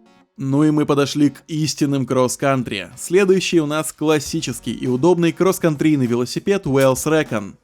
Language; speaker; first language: Russian; native; Russian